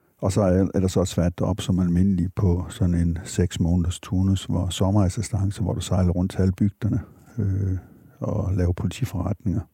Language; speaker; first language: Danish; native; Danish